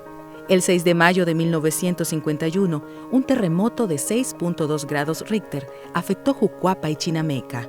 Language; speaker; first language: Spanish; native; Spanish